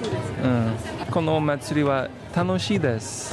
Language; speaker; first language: Japanese; non-native, learner; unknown